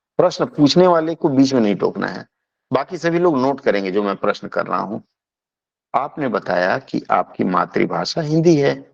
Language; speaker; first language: Hindi; native; Hindi